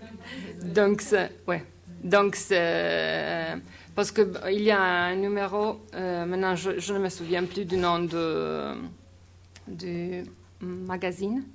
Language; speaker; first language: French; non-native, fluent; Italian